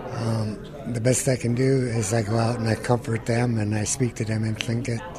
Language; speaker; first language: English; early bilingual, other home language; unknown